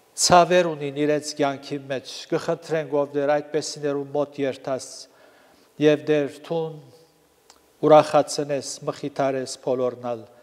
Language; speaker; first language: Armenian; native; Armenian